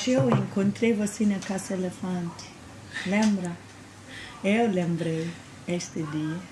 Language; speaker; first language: Portuguese; non-native, fluent; English